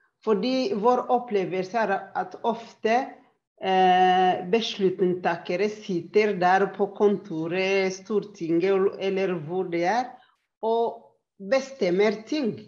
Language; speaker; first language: Norwegian; non-native, fluent; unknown